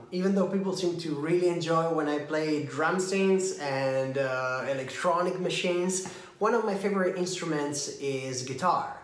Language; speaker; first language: English; non-native, fluent; Italian